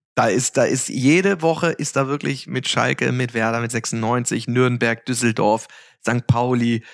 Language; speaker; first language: German; native; German